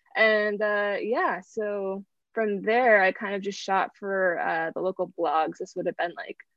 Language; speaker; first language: English; early bilingual, other home language; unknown